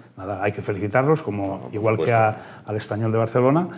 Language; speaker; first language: Spanish; native; Spanish